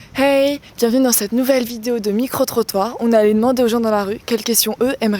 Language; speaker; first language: French; native; French